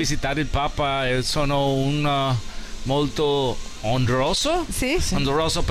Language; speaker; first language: Italian; non-native, learner; Spanish